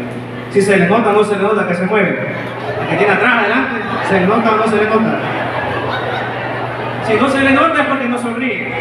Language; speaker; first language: Spanish; native; Spanish